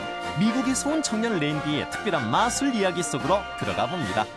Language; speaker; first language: Korean; native; Korean